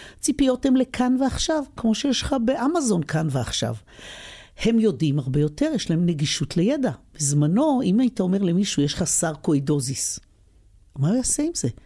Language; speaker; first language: Hebrew; native; Hebrew